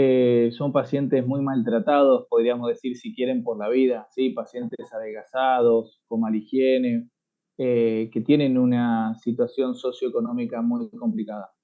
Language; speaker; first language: Spanish; native; Spanish